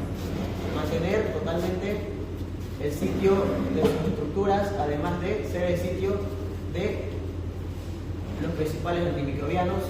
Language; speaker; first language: Spanish; native; Spanish